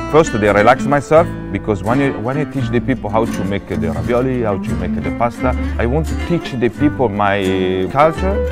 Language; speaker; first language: English; non-native, learner; Italian